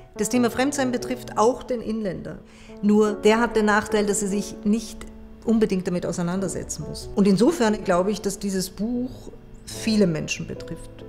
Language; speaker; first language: German; early bilingual, other home language; Persian